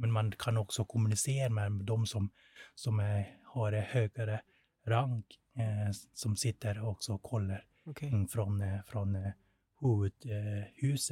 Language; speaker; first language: Swedish; non-native, fluent; Thai